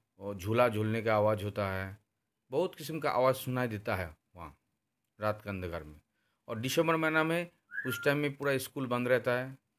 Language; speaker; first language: Hindi; non-native, local second language; Bangla